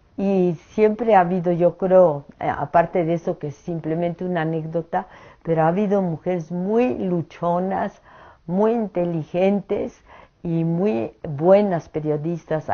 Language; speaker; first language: Spanish; early bilingual, other home language; French